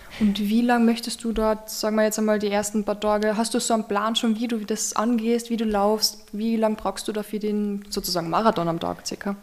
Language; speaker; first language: German; native; German